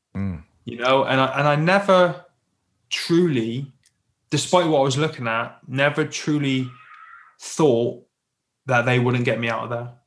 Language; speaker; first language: English; native; English